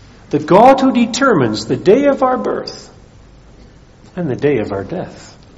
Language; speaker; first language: English; early bilingual, other home language; Dutch